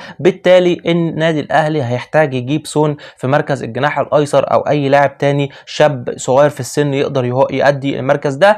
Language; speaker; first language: Arabic; native; Arabic